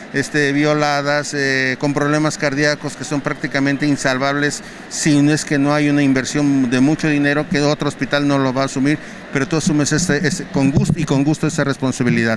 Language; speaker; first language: Spanish; native; Spanish